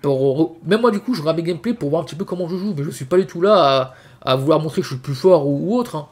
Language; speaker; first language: French; native; French